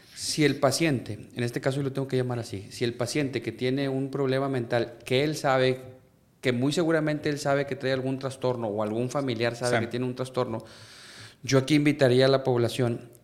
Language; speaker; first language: Spanish; native; Spanish